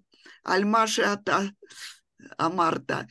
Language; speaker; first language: Hebrew; non-native, fluent; Russian